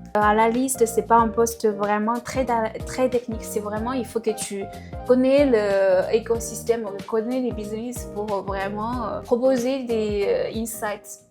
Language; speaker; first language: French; non-native, fluent; Chinese